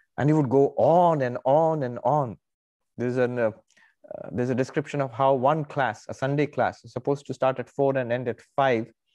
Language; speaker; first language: English; non-native, local second language; Bangla